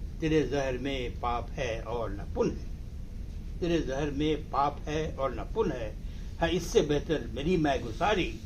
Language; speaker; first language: Urdu; native; Urdu